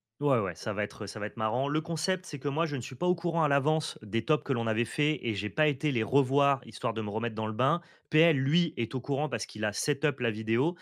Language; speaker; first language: French; native; French